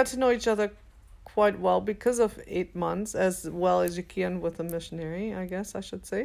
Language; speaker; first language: English; non-native, fluent; German